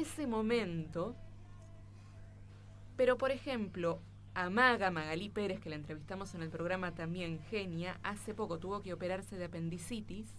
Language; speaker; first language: Spanish; native; Spanish